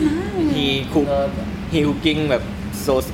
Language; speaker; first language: English; non-native, learner; Thai